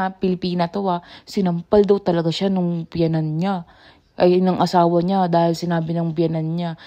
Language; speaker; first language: Filipino; native; Filipino